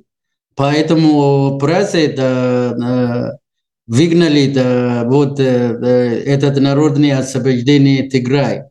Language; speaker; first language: Russian; non-native, learner; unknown